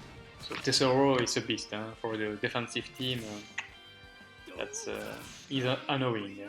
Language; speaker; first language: English; non-native, learner; French